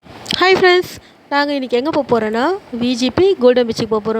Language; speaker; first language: Tamil; native; Tamil